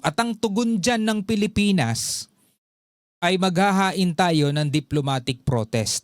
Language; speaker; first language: Filipino; native; Filipino